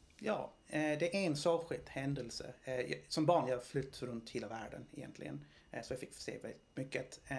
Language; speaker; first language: Swedish; non-native, fluent; Greek